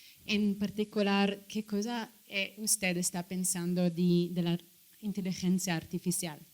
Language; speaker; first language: Spanish; non-native, fluent; English